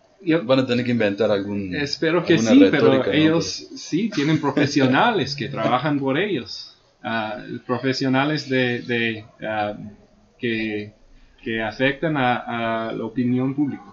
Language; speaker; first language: Spanish; non-native, fluent; English